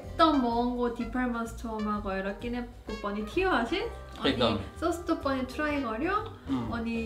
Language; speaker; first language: Nepali; non-native, fluent; Korean